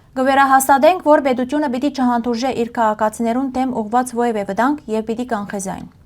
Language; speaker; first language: Armenian; early bilingual, heritage; Armenian